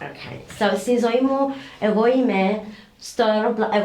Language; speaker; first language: Greek; early bilingual, heritage; English